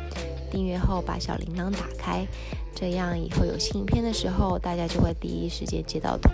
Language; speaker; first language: Chinese; native; Chinese